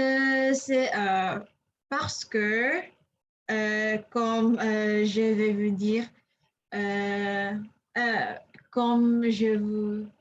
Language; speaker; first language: French; non-native, learner; English